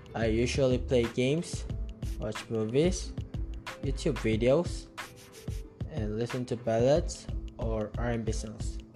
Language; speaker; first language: English; early bilingual, other home language; Korean